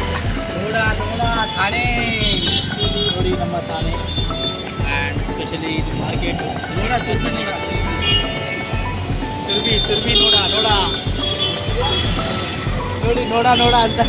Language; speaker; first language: Kannada; early bilingual, heritage; Kannada